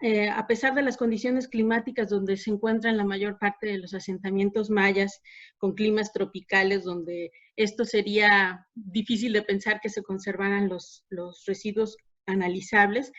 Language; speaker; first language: Spanish; native; Spanish